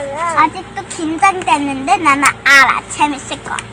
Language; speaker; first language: Korean; early bilingual, heritage; Korean